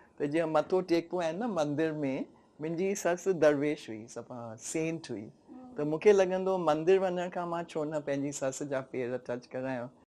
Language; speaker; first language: Sindhi; native; Sindhi